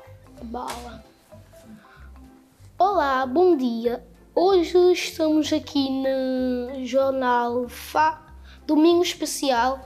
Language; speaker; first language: Portuguese; non-native, local second language; Kabuverdianu